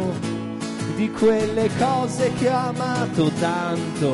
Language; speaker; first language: Italian; native; Italian